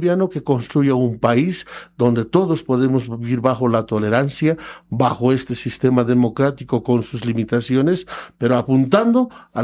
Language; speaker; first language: Spanish; non-native, local second language; Quechua